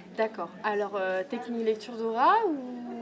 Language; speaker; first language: French; native; French